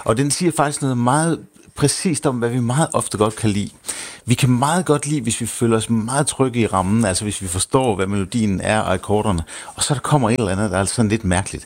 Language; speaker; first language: Danish; native; Danish